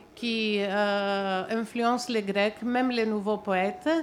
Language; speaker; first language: French; non-native, fluent; Greek